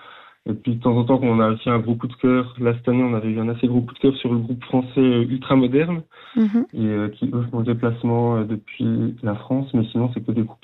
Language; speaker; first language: French; native; French